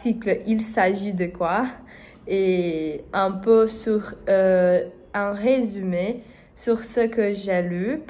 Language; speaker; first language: French; non-native, learner; Portuguese